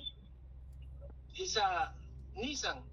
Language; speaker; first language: English; non-native, learner; Spanish